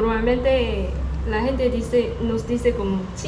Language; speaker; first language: Spanish; non-native, learner; Korean